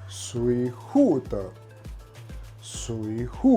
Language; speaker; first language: Chinese; non-native, learner; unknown